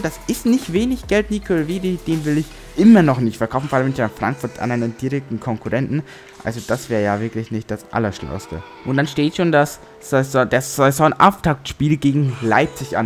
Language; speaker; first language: German; native; German